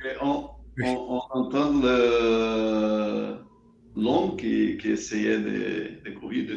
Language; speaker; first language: French; non-native, learner; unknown